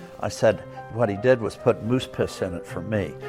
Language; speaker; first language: English; native; English